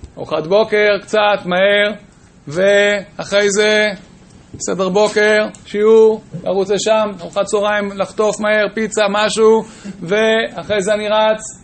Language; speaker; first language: Hebrew; native; Hebrew